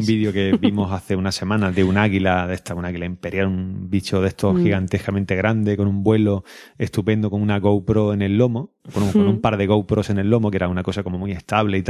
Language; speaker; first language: Spanish; native; Spanish